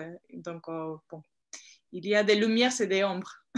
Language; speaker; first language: French; non-native, fluent; Spanish